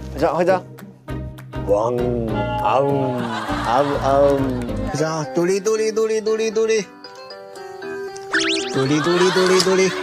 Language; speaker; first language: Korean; non-native, learner; Chinese